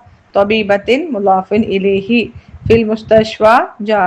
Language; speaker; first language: Arabic; non-native, fluent; Malayalam